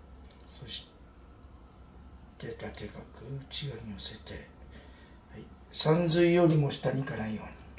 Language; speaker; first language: Japanese; native; Japanese